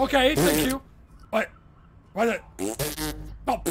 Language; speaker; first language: English; non-native, learner; Italian